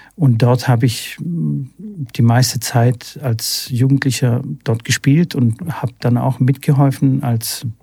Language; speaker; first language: German; early bilingual, other home language; Bulgarian